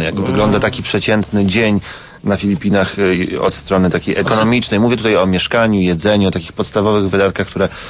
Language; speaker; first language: Polish; native; Polish